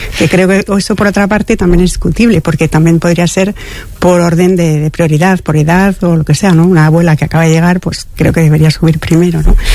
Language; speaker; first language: Spanish; non-native, fluent; French